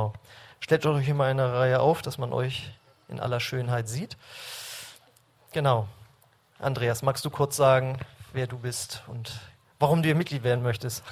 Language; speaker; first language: German; native; German